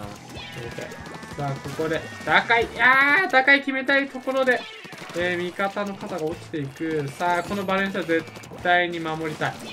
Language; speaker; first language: Japanese; native; Japanese